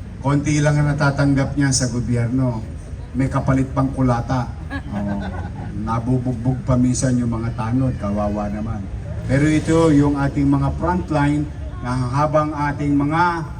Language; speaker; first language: Filipino; native; Filipino